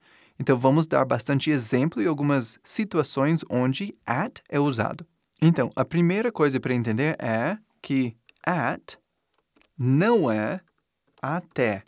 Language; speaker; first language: Portuguese; non-native, fluent; English